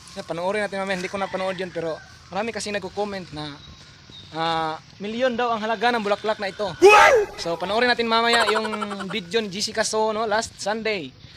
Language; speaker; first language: Filipino; non-native, local second language; Cebuano